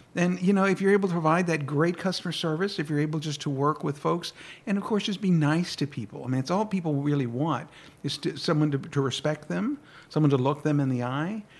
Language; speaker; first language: English; early bilingual, other home language; Spanish